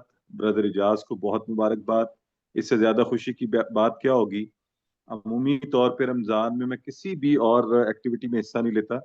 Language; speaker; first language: Urdu; native; Urdu